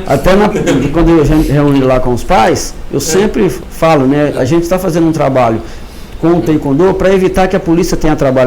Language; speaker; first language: Portuguese; native; Portuguese